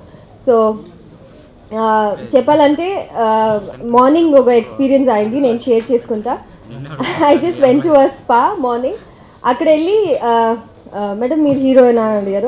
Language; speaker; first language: Telugu; non-native, fluent; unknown